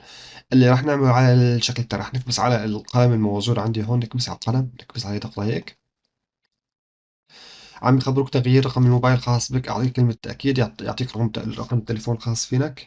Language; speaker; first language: Arabic; native; Arabic